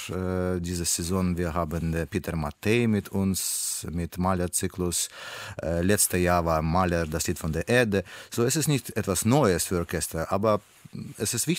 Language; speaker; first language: German; non-native, learner; Russian